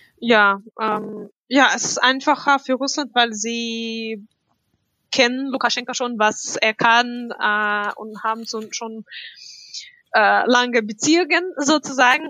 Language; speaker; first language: German; non-native, fluent; Russian